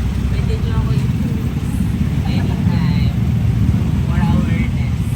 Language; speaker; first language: Filipino; native; Filipino